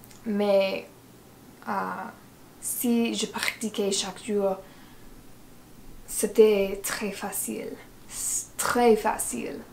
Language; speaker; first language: French; non-native, learner; English